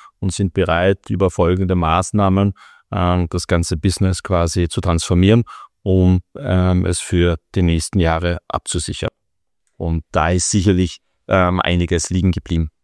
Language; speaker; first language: German; native; German